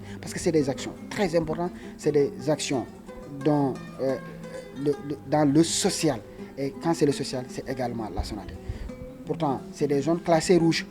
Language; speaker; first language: French; non-native, local second language; Wolof